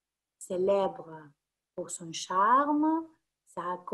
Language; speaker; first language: French; non-native, fluent; Greek